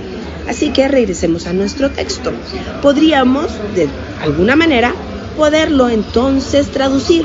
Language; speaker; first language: Spanish; native; Spanish